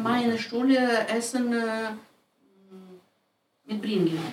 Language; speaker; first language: German; non-native, learner; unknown